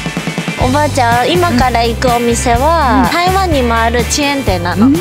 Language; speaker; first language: Japanese; early bilingual, heritage; Chinese